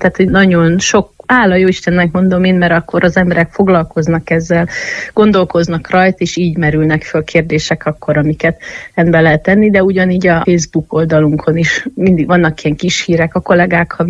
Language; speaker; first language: Hungarian; native; Hungarian